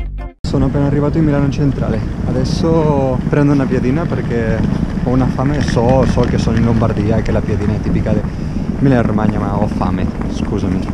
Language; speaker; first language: Italian; non-native, fluent; Spanish